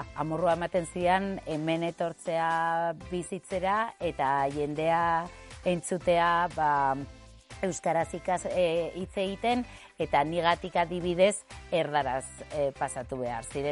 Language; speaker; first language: Basque; non-native, local second language; Spanish